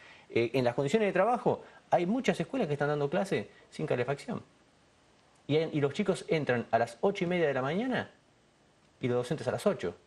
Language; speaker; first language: Spanish; native; Spanish